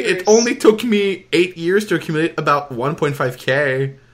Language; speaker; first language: English; non-native, fluent; French